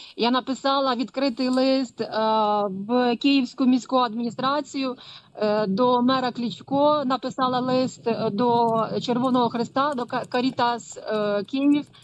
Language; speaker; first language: Ukrainian; non-native, fluent; Polish